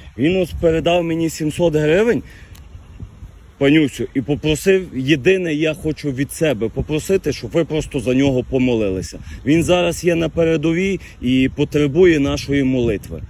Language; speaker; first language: Ukrainian; native; Ukrainian